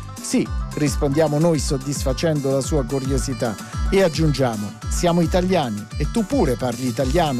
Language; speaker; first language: Italian; native; Italian